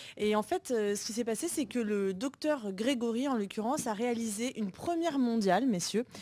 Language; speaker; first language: French; native; French